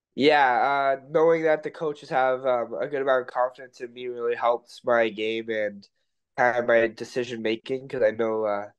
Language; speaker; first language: English; native; English